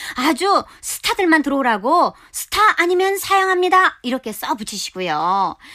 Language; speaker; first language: Korean; native; Korean